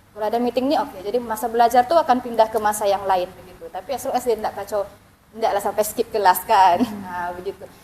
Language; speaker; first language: Malay; native; Malay